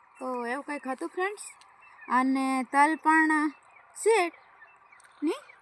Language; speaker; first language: Gujarati; native; Gujarati